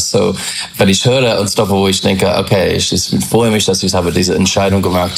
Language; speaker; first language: German; non-native, learner; English